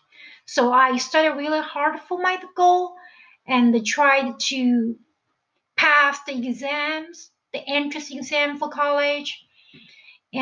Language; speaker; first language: English; non-native, fluent; Chinese